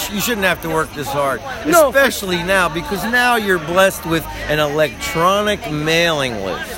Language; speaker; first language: English; native; English